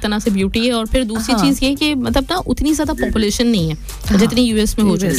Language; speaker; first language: Hindi; native; Hindi